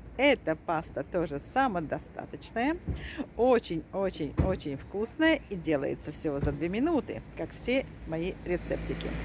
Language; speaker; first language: Russian; native; Russian